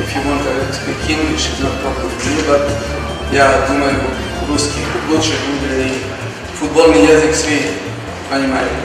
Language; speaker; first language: Russian; non-native, learner; Serbian